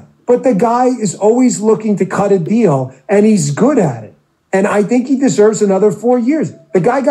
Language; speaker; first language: English; native; English